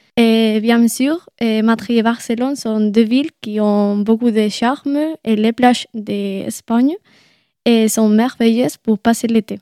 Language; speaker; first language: French; non-native, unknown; Spanish